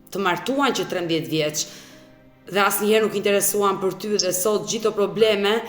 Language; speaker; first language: Albanian; native; Albanian